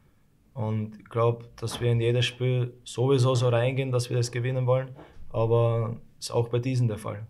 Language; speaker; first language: German; native; German